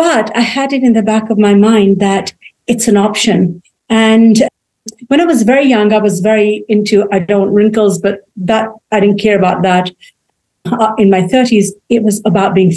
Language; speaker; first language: English; native; English